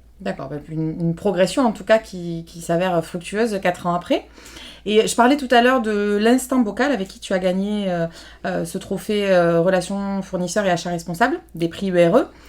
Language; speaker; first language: French; native; French